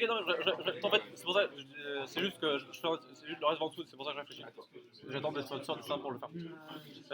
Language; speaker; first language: French; native; French